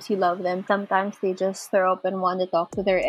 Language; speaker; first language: English; non-native, local second language; Filipino